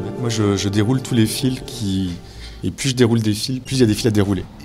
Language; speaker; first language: French; native; French